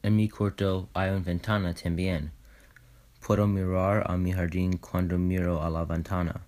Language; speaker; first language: Spanish; non-native, learner; English